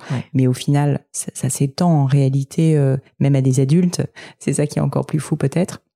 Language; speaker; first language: French; native; French